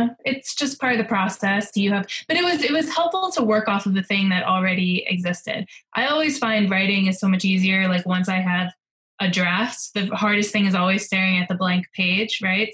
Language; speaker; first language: English; native; English